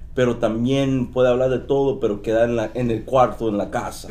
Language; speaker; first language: Spanish; early bilingual, heritage; Spanish